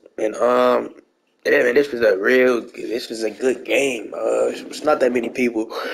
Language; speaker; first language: English; native; English